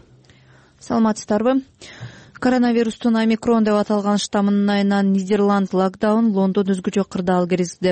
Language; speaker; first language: Kyrgyz; native; Kyrgyz